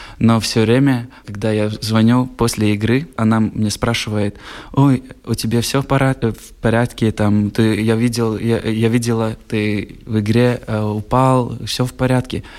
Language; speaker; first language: Russian; non-native, local second language; Latvian